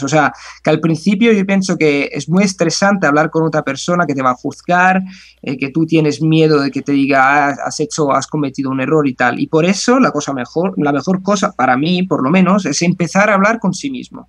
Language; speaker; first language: Spanish; non-native, fluent; Italian